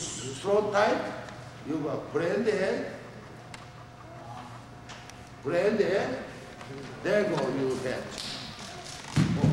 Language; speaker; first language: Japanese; native; Japanese